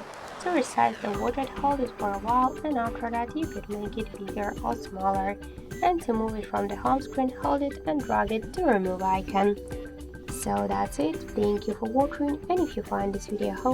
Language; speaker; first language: English; non-native, fluent; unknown